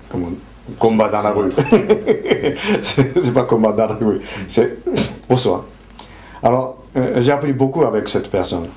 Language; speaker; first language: French; non-native, fluent; Japanese